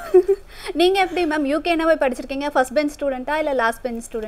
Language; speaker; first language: Tamil; native; Tamil